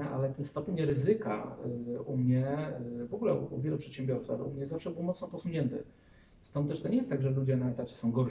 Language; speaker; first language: Polish; native; Polish